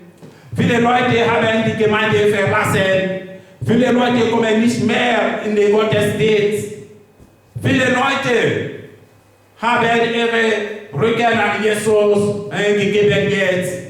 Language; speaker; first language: German; non-native, learner; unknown